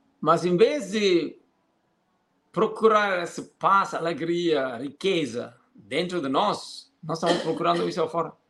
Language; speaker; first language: Portuguese; non-native, fluent; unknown